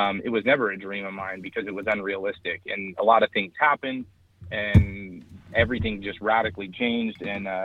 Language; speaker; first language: English; native; English